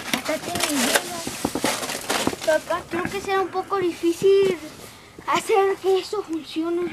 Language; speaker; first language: Spanish; early bilingual, heritage; Spanish